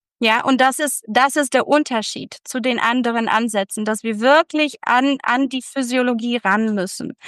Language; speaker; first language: German; early bilingual, other home language; Polish